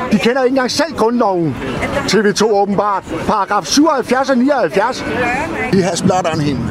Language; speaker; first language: Danish; native; Danish